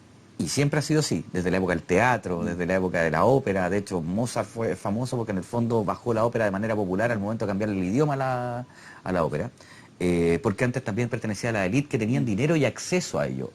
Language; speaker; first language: Spanish; native; Spanish